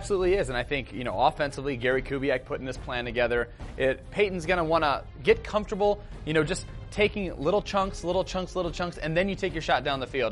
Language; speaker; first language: English; native; English